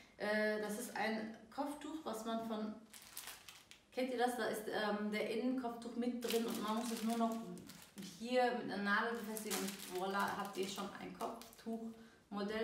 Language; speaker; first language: German; early bilingual, other home language; Turkish